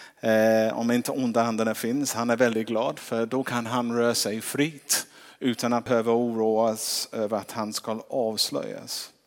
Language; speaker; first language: Swedish; non-native, fluent; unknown